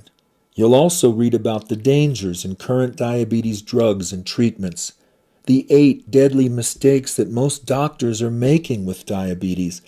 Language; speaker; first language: English; native; English